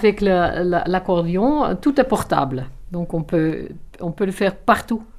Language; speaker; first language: French; non-native, fluent; Dutch